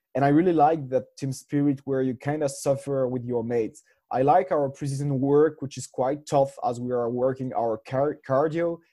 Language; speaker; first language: English; non-native, fluent; French